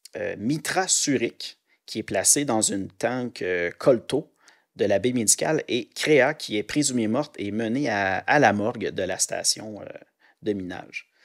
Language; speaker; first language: French; native; French